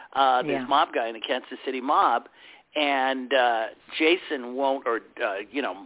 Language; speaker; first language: English; native; English